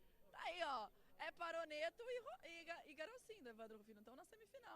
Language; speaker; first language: Portuguese; native; Portuguese